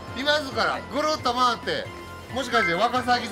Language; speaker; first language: Japanese; native; Japanese